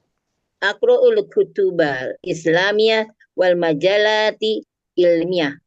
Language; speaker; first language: Arabic; non-native, learner; Indonesian